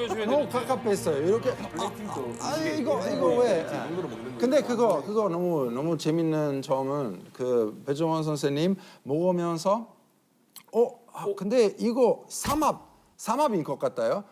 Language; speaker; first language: Korean; non-native, learner; Italian